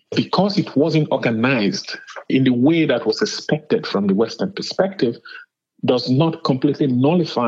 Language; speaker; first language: English; non-native, local second language; Igbo